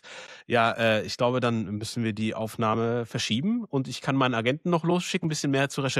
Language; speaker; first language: German; native; German